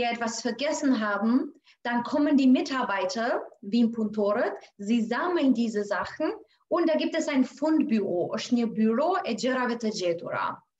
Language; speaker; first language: German; non-native, fluent; Albanian